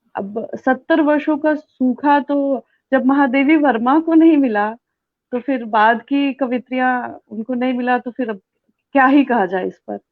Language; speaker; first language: Hindi; native; Hindi